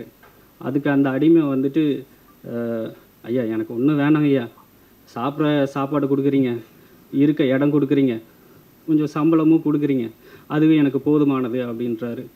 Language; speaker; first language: Tamil; native; Tamil